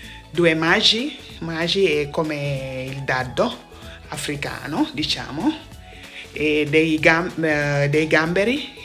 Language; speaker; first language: Italian; non-native, fluent; Wolof